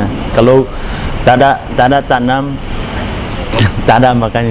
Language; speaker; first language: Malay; non-native, learner; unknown